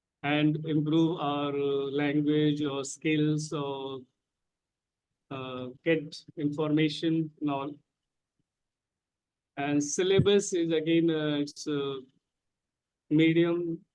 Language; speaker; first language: English; non-native, local second language; Hindi